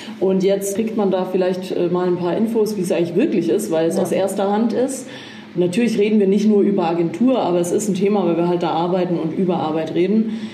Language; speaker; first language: German; native; German